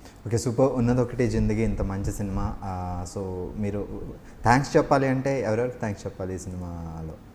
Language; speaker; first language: Telugu; native; Telugu